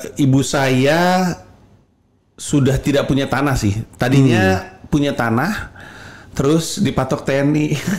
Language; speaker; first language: Indonesian; native; Indonesian